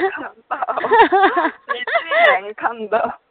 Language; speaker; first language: Chinese; non-native, learner; Korean